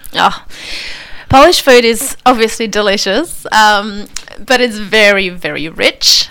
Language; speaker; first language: English; non-native, fluent; Polish